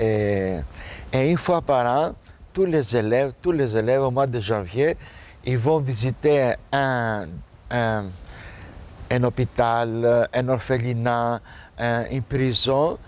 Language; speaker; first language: French; non-native, fluent; Greek